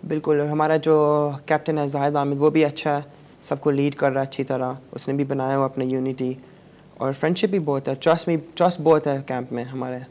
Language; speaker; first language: Urdu; native; Urdu